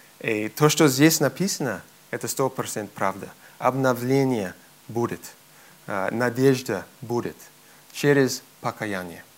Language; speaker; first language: Russian; non-native, fluent; English